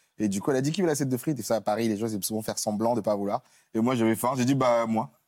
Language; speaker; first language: French; native; French